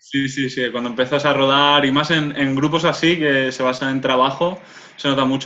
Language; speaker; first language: Spanish; non-native, local second language; Catalan